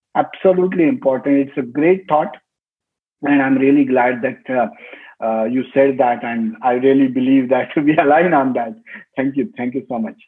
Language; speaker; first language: English; non-native, local second language; Marathi